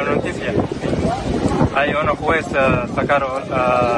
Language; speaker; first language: Spanish; non-native, learner; Arabic